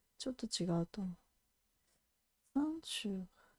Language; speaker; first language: Japanese; native; Japanese